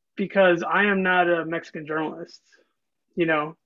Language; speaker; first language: English; early bilingual, other home language; Spanish